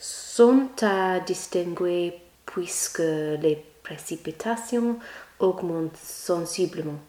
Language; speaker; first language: French; non-native, learner; English